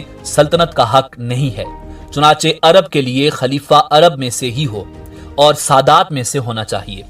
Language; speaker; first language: Urdu; native; Urdu